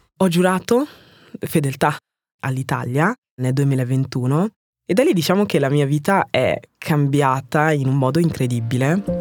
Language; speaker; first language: Italian; early bilingual, other home language; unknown